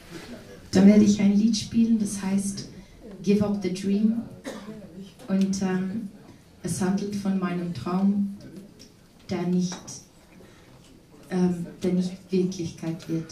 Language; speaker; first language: German; non-native, learner; Dutch